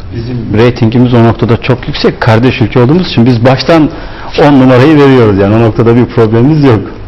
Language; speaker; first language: Turkish; native; Turkish